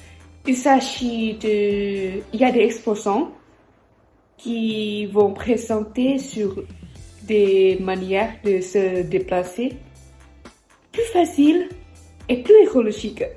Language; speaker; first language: French; non-native, fluent; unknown